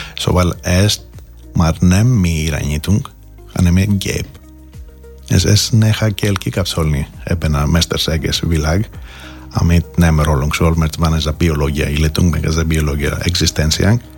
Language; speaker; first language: Hungarian; non-native, fluent; Greek